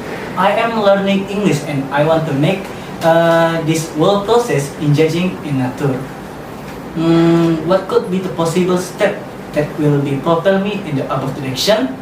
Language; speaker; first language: English; non-native, learner; Indonesian